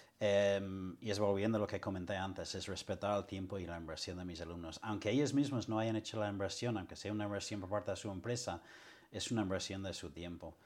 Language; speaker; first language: Spanish; non-native, fluent; English